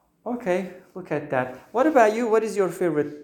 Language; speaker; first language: English; non-native, fluent; Turkish